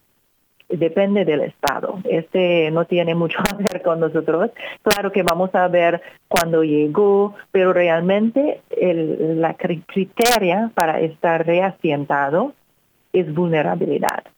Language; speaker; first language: Spanish; non-native, fluent; English